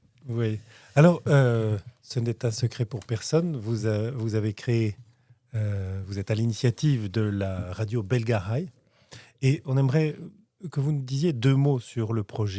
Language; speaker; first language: French; native; French